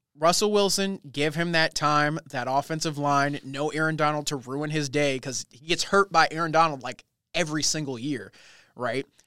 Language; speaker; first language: English; native; English